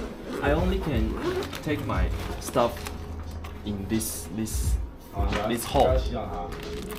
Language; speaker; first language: English; non-native, learner; Chinese